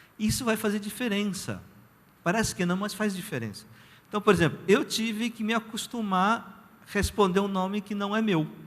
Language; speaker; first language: Portuguese; early bilingual, other home language; Korean